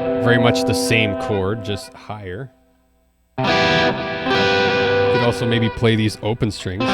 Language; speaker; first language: English; native; English